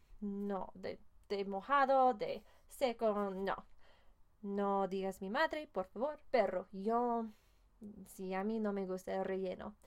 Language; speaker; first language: Spanish; non-native, fluent; English